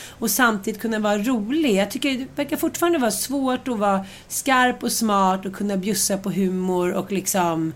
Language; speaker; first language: Swedish; native; Swedish